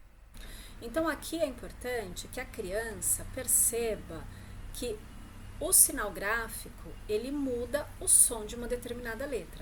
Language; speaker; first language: Portuguese; native; Portuguese